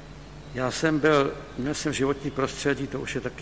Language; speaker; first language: Czech; native; Czech